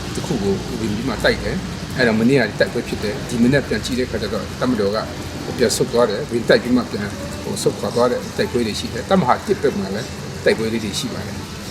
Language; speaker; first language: Burmese; non-native, local second language; Kachin